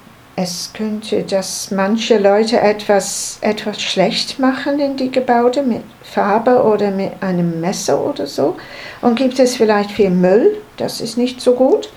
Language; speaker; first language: German; non-native, learner; English